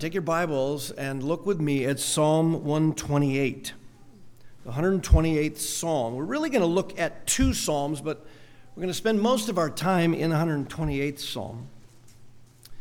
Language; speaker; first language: English; native; English